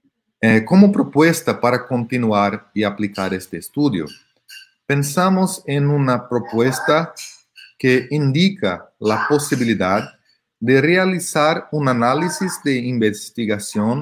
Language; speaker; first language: Spanish; non-native, fluent; Portuguese